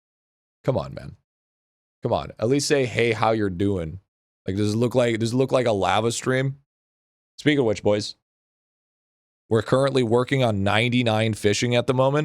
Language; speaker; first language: English; native; English